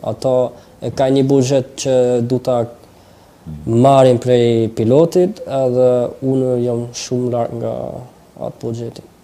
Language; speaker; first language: Albanian; early bilingual, heritage; Albanian